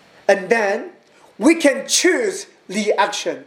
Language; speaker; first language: English; non-native, learner; Korean